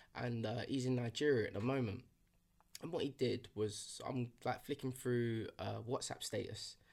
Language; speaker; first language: English; early bilingual, other home language; Yoruba